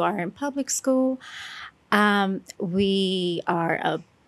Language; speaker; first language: English; native; English